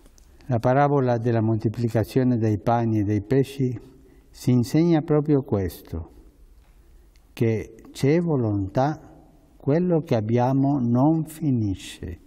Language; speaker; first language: Italian; non-native, fluent; Spanish